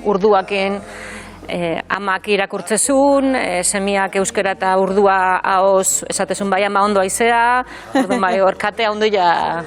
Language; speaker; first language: Basque; native; Basque